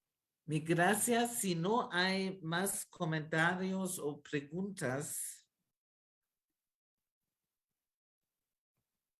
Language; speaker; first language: Spanish; non-native, fluent; German